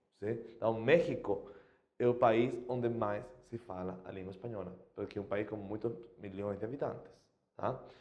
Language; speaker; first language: Portuguese; non-native, fluent; Spanish